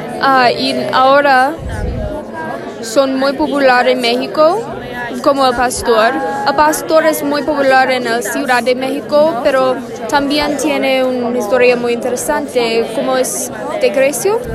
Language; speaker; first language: Spanish; non-native, learner; English